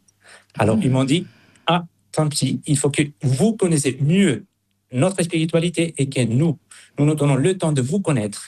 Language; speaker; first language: French; non-native, fluent; Spanish